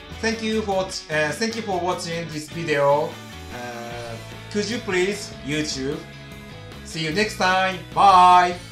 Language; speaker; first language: English; non-native, learner; Japanese